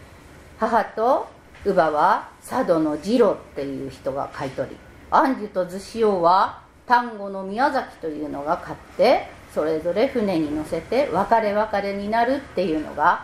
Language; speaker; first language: Japanese; native; Japanese